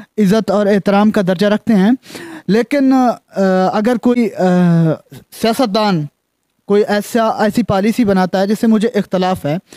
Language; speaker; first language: Urdu; non-native, local second language; Punjabi